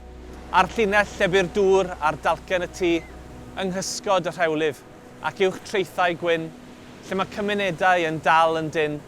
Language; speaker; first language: Welsh; native; Welsh